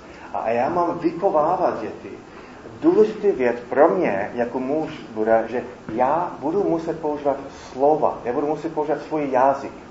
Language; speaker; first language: Czech; non-native, fluent; English